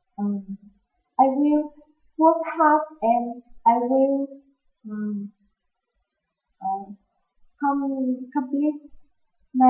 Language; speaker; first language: English; non-native, learner; Vietnamese